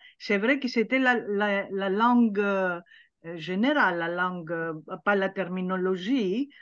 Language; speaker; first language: French; non-native, fluent; Greek